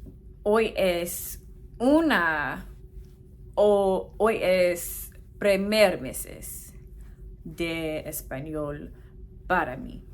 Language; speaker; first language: Spanish; non-native, learner; English